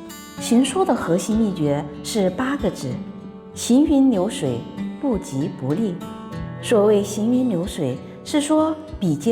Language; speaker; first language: Chinese; native; Chinese